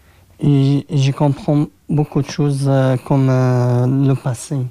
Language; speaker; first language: French; non-native, learner; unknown